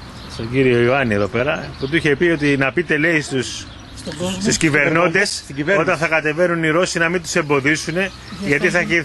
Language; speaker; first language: Greek; native; Greek